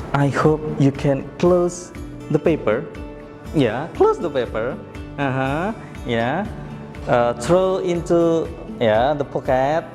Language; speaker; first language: English; non-native, fluent; Indonesian